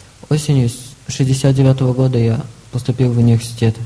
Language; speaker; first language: Russian; native; Russian